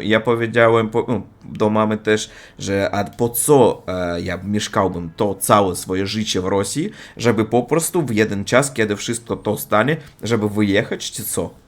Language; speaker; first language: Polish; non-native, learner; Russian